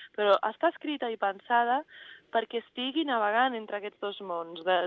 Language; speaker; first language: Catalan; non-native, fluent; Spanish